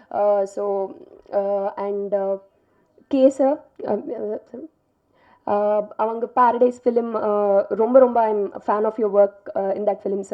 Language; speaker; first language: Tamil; non-native, local second language; Telugu